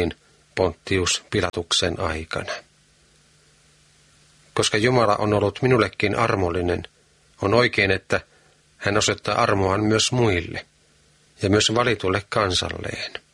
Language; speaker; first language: Finnish; native; Finnish